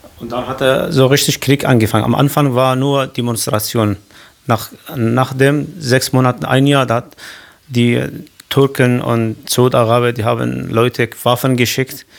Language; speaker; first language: German; non-native, learner; Kurdish